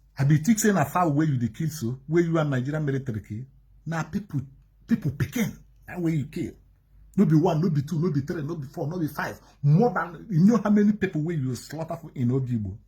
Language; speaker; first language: Nigerian Pidgin; native; Nigerian Pidgin